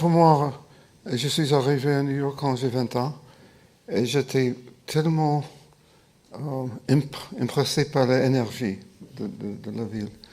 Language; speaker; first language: French; non-native, fluent; English